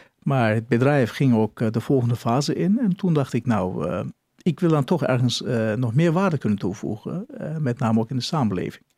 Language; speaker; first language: Dutch; non-native, fluent; Turkish